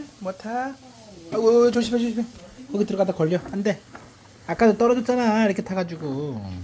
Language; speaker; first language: Korean; native; Korean